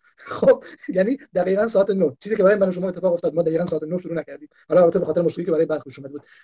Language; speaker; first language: Persian; non-native, local second language; Kurdish